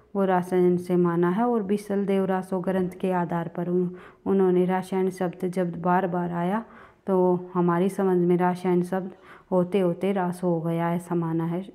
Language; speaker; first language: Hindi; native; Hindi